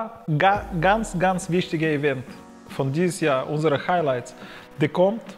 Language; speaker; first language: German; non-native, learner; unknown